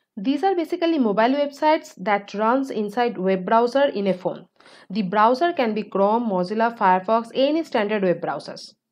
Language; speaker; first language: English; non-native, local second language; Bangla